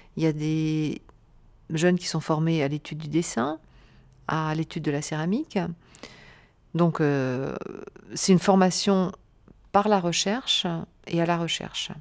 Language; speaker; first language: French; native; French